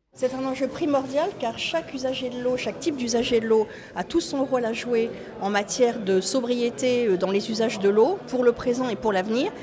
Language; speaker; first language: French; native; French